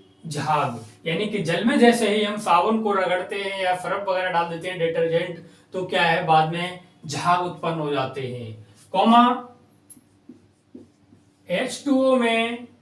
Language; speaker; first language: Hindi; native; Hindi